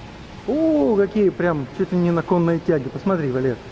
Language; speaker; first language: Russian; native; Russian